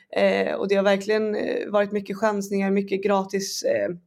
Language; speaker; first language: Swedish; native; Swedish